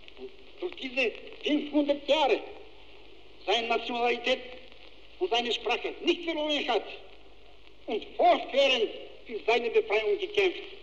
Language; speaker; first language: German; non-native, fluent; Bulgarian